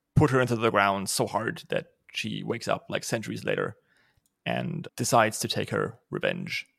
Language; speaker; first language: English; non-native, fluent; German